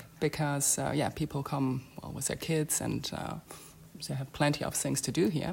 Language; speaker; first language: English; non-native, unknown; French